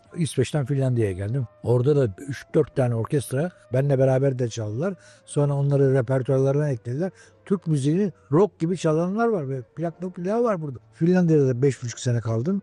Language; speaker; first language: Turkish; native; Turkish